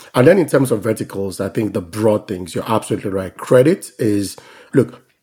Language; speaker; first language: English; non-native, local second language; Yoruba